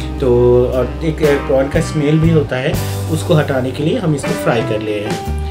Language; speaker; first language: Hindi; non-native, local second language; Bangla